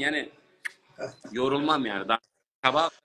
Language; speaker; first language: Turkish; native; Turkish